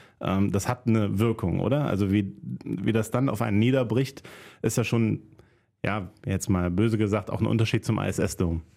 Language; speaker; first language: German; native; German